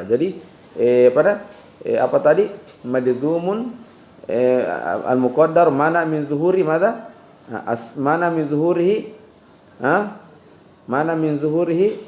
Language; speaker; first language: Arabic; non-native, fluent; Indonesian